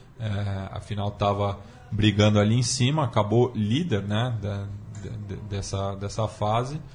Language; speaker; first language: Portuguese; native; Portuguese